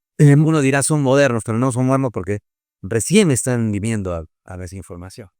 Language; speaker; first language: Spanish; native; Spanish